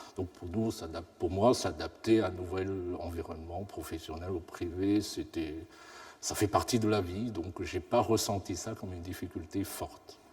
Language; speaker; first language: French; early bilingual, other home language; Chinese